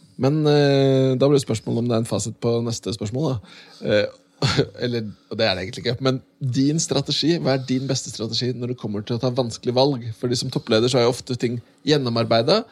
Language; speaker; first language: Norwegian; native; Norwegian